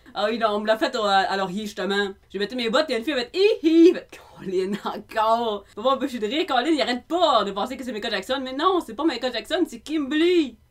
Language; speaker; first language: French; native; French